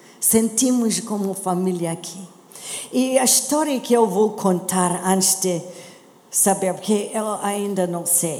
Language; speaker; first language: Portuguese; non-native, learner; English